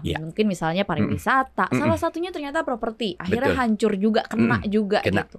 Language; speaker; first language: Indonesian; native; Indonesian